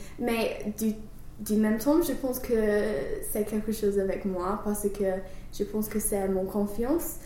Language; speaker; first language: French; non-native, learner; English